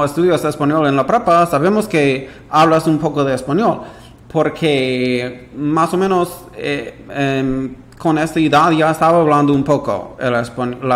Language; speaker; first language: Spanish; non-native, fluent; English